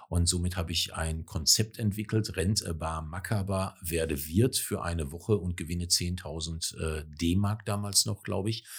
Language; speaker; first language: German; native; German